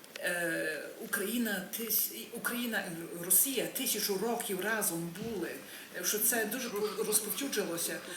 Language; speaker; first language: Ukrainian; early bilingual, heritage; Ukrainian